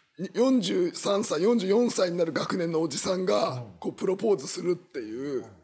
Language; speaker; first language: Japanese; native; Japanese